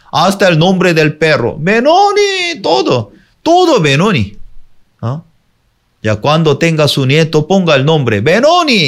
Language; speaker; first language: Spanish; non-native, fluent; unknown